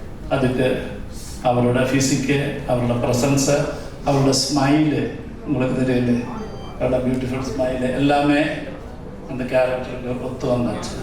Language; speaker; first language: Tamil; non-native, learner; Malayalam